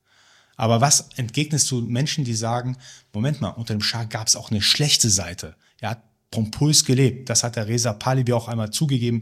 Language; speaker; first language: German; early bilingual, other home language; Persian